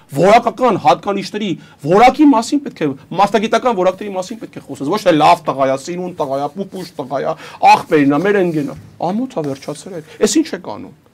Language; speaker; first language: Armenian; native; Armenian